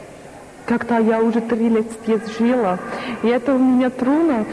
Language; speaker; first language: Russian; non-native, learner; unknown